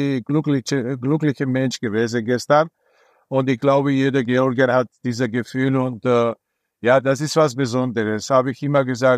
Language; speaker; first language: German; non-native, fluent; Georgian